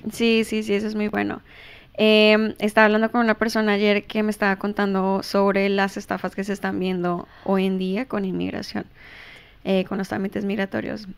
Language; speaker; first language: Spanish; early bilingual, heritage; Spanish